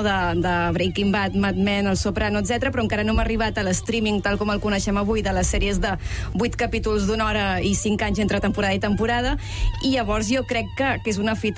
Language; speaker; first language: Catalan; native; Catalan